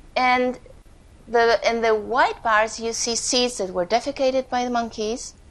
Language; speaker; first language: English; non-native, fluent; Spanish